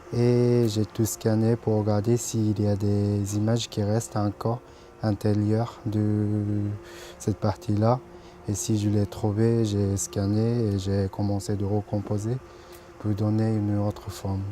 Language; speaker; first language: French; non-native, fluent; Japanese